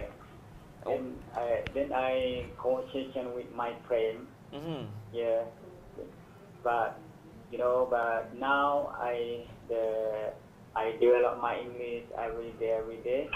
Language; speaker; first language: English; non-native, learner; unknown